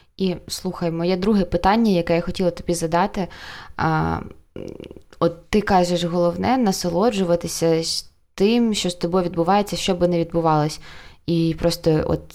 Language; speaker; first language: Ukrainian; non-native, local second language; Russian